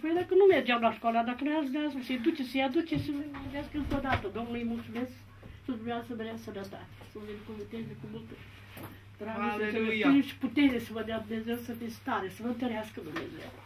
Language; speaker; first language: Romanian; native; Romanian